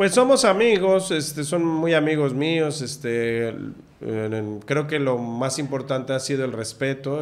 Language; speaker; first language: Spanish; native; Spanish